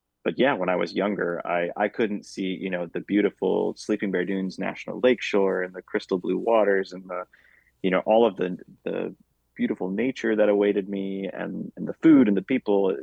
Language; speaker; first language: English; native; English